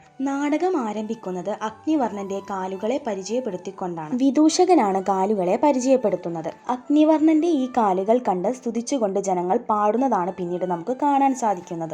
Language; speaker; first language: Malayalam; native; Malayalam